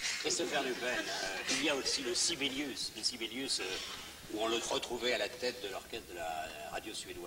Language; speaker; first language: French; native; French